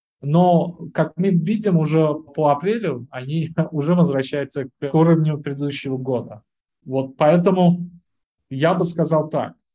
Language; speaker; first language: Russian; non-native, local second language; Uzbek